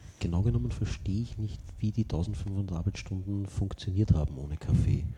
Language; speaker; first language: German; native; German